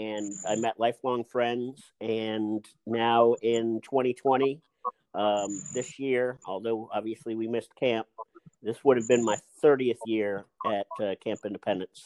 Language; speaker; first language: English; native; English